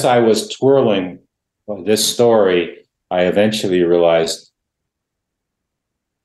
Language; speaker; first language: English; non-native, fluent; Dutch